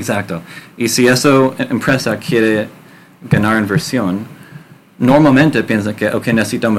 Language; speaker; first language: Spanish; non-native, learner; English